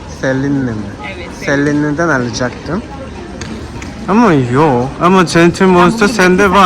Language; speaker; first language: Turkish; non-native, learner; Korean